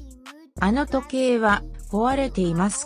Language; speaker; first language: Japanese; non-native, learner; English